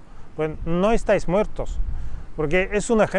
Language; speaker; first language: Spanish; non-native, fluent; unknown